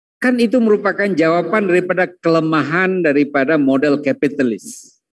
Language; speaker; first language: Indonesian; non-native, local second language; Minangkabau